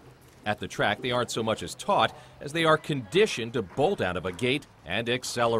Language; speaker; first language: English; native; English